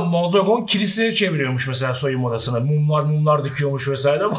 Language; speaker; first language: Turkish; native; Turkish